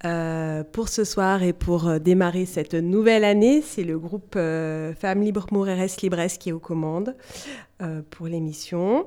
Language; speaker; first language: French; native; French